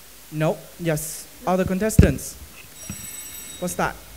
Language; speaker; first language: English; non-native, fluent; Vietnamese